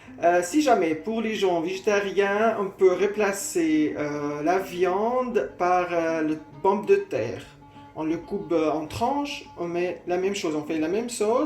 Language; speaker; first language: French; non-native, fluent; Arabic